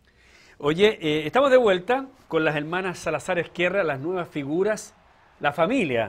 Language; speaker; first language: Spanish; native; Spanish